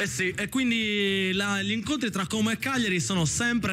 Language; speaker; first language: Italian; native; Italian